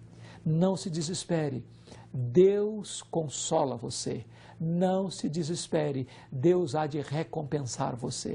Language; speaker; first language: Portuguese; native; Portuguese